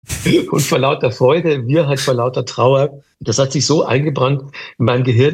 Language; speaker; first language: German; native; German